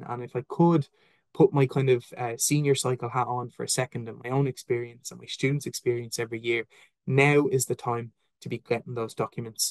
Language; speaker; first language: English; native; English